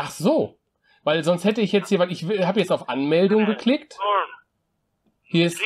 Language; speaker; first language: German; native; German